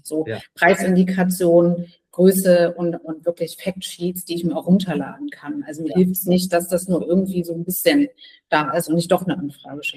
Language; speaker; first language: German; native; German